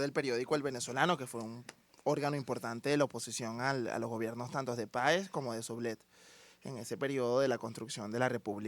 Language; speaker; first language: Spanish; native; Spanish